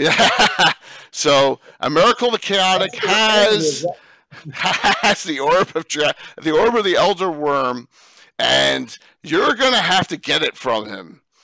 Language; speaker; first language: English; native; English